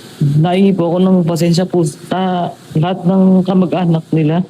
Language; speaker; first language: Filipino; native; Filipino